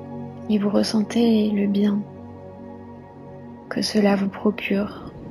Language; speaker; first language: French; native; French